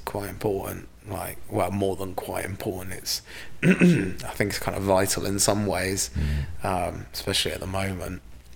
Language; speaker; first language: English; native; English